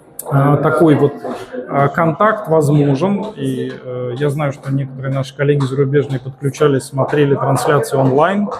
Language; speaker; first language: Russian; native; Russian